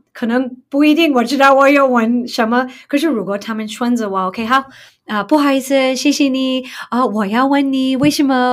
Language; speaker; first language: Chinese; non-native, fluent; English